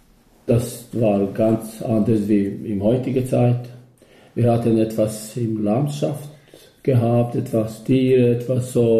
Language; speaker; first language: German; non-native, learner; Albanian